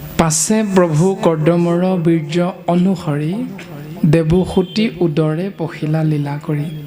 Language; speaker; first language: Assamese; native; Assamese